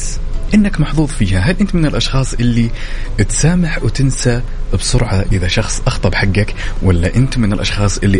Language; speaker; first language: Arabic; native; Arabic